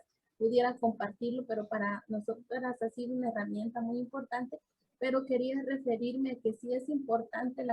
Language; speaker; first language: Spanish; native; Spanish